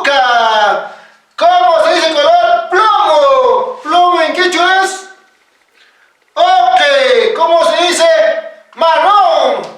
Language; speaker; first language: Spanish; non-native, local second language; Quechua